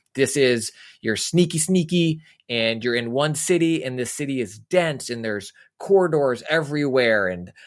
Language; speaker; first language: English; native; English